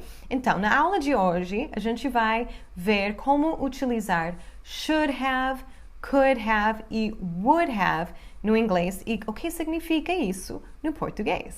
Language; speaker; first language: Portuguese; non-native, fluent; English